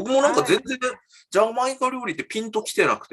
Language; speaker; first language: Japanese; native; Japanese